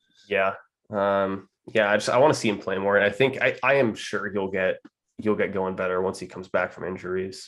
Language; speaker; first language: English; native; English